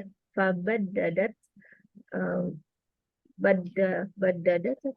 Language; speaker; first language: Arabic; non-native, learner; Indonesian